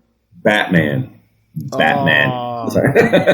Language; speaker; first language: English; native; English